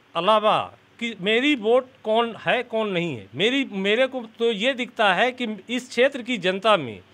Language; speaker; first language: Hindi; native; Hindi